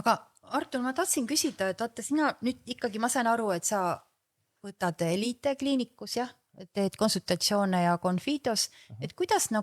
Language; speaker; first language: Estonian; native; Estonian